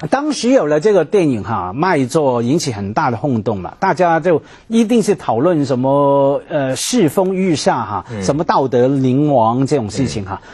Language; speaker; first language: Chinese; non-native, local second language; Cantonese